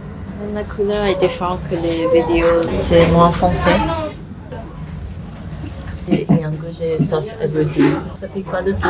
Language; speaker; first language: French; early bilingual, heritage; English